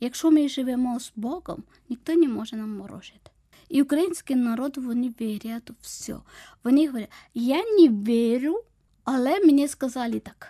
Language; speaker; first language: Ukrainian; non-native, learner; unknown